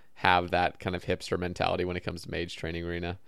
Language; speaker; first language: English; native; English